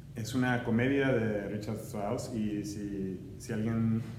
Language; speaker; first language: Spanish; native; Spanish